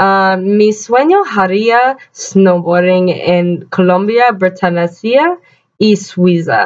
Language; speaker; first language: Spanish; non-native, learner; English